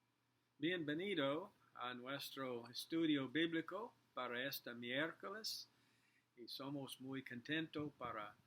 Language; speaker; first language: Spanish; non-native, learner; English